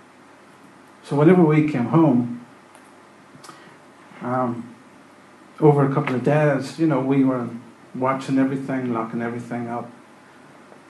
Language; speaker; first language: English; native; English